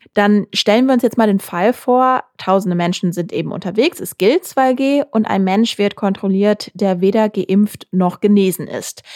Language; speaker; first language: German; native; German